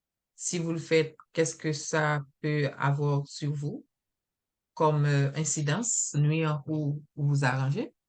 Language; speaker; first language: French; native; French